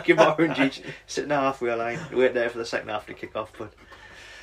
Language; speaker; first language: English; native; English